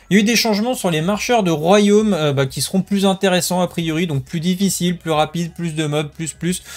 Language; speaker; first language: French; native; French